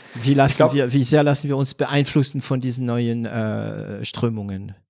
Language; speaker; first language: German; non-native, fluent; French